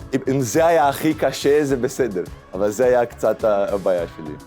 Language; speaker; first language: Hebrew; non-native, fluent; Russian